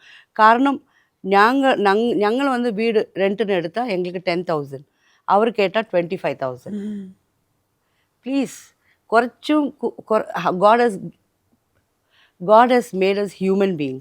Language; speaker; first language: Malayalam; non-native, local second language; Tamil